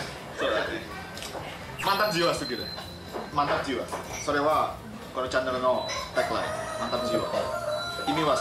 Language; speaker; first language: Japanese; non-native, fluent; Indonesian